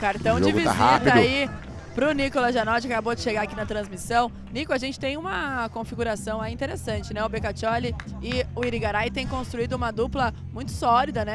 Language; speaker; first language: Portuguese; native; Portuguese